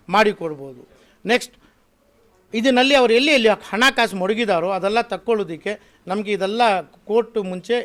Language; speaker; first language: Kannada; non-native, local second language; Urdu